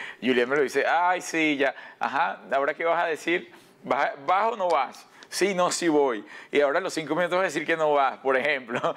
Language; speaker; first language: Spanish; native; Spanish